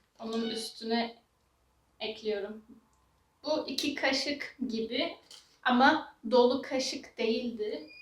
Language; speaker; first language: Turkish; native; Turkish